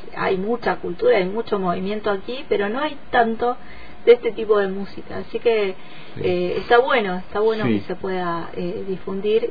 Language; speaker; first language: Spanish; native; Spanish